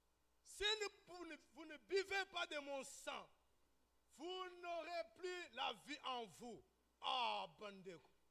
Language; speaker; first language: French; non-native, local second language; Lingala